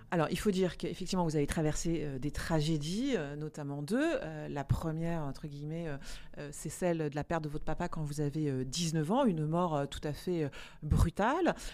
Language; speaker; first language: French; native; French